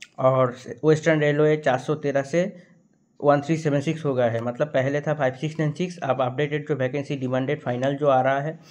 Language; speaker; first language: Hindi; non-native, local second language; Bangla